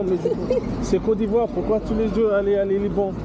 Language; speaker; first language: French; non-native, learner; English